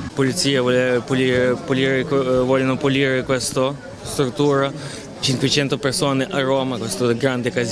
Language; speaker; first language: Italian; non-native, learner; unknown